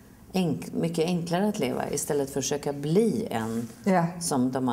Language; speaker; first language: Swedish; native; Swedish